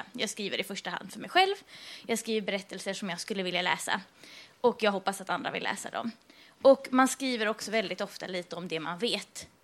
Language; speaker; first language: Swedish; early bilingual, other home language; Persian